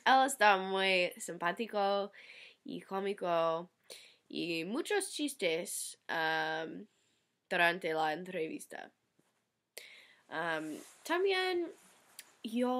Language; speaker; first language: Spanish; non-native, learner; English